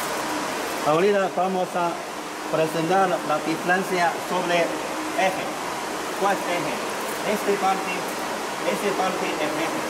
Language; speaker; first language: Spanish; non-native, learner; Chinese